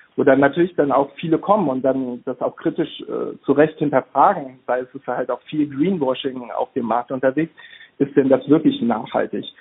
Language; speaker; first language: German; native; German